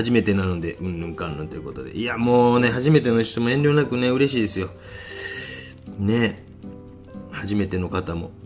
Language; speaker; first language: Japanese; native; Japanese